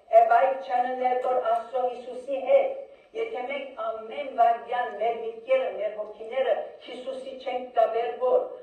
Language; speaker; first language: Armenian; early bilingual, heritage; Armenian